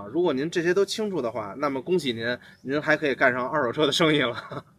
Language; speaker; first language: Chinese; native; Chinese